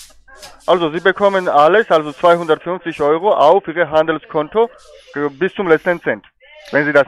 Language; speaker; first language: German; non-native, fluent; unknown